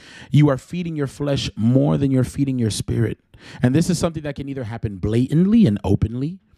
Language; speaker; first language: English; native; English